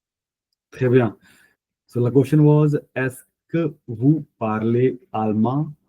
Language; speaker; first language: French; non-native, fluent; Punjabi